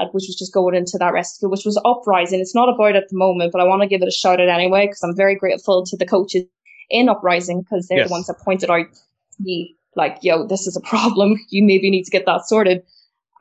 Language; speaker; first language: English; native; English